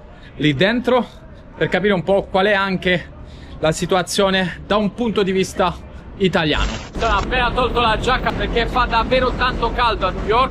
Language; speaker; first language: Italian; native; Italian